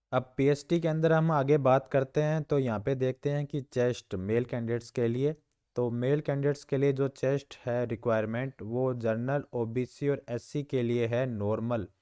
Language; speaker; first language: Hindi; native; Hindi